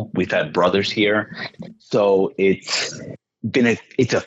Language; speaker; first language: English; native; English